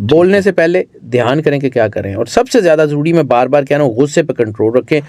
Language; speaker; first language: Urdu; non-native, local second language; Punjabi